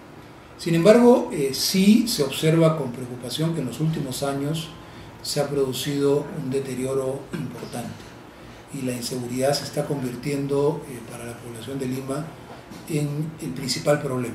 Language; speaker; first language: Spanish; native; Spanish